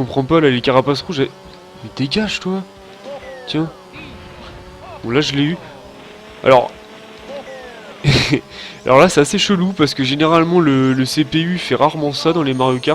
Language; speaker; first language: French; native; French